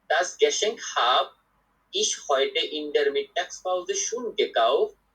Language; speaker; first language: German; non-native, learner; Bangla